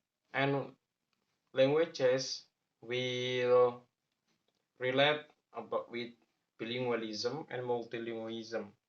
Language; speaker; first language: English; non-native, learner; Javanese